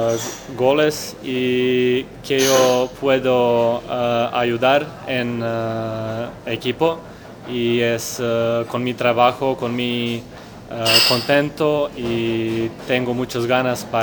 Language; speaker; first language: Spanish; non-native, learner; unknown